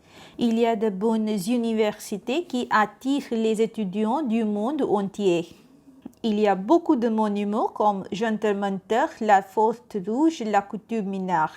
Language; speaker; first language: French; non-native, fluent; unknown